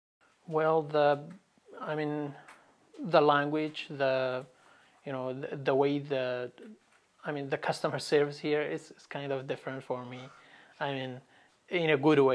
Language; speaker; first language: English; non-native, fluent; Arabic